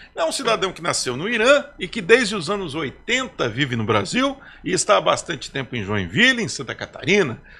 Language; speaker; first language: Portuguese; native; Portuguese